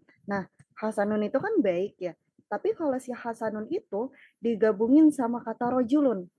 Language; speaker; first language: Indonesian; native; Indonesian